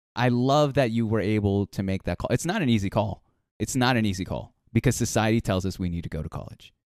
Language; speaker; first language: English; early bilingual, other home language; Filipino